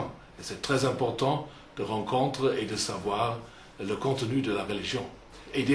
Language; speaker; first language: French; non-native, fluent; German